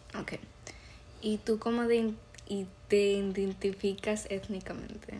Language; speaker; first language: Spanish; early bilingual, heritage; Spanish